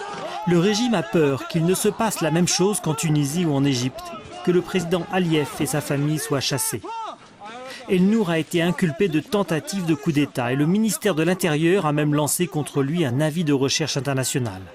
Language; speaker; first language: French; native; French